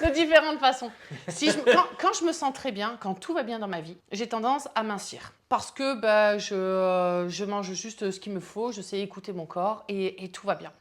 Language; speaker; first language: French; native; French